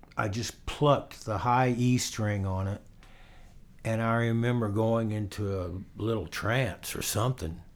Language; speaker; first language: English; native; English